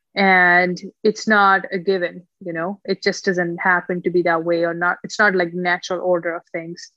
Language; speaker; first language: English; non-native, local second language; Punjabi